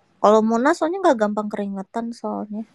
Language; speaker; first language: Indonesian; native; Indonesian